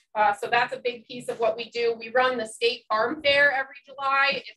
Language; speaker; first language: English; native; English